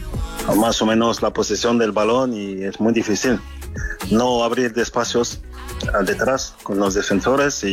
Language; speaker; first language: Spanish; non-native, fluent; French